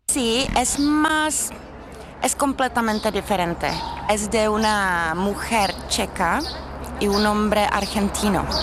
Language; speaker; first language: Spanish; non-native, fluent; Czech